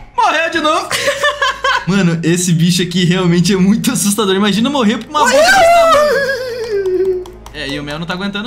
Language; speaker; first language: Portuguese; native; Portuguese